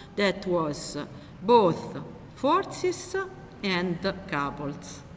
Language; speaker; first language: English; non-native, fluent; Italian